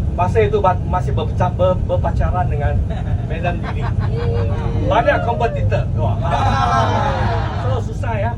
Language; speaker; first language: Malay; non-native, local second language; Chinese